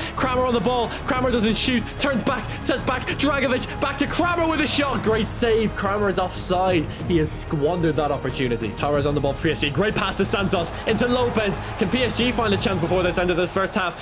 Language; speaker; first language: English; native; English